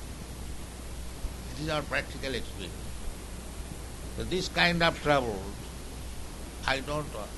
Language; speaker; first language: English; non-native, local second language; Bangla